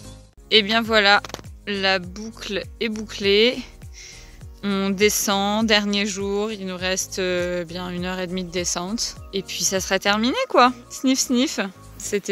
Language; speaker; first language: French; native; French